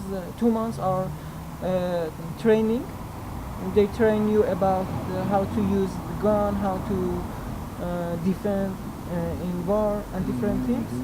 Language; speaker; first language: English; non-native, learner; Persian